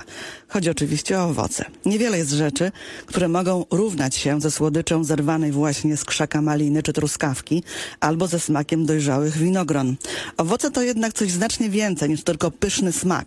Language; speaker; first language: Polish; native; Polish